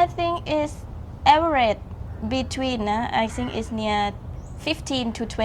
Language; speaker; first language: English; non-native, learner; Thai